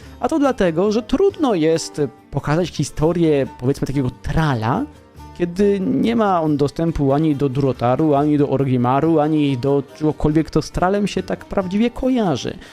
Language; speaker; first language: Polish; native; Polish